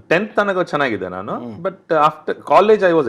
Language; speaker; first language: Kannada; non-native, local second language; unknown